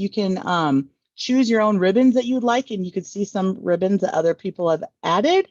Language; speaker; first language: English; native; English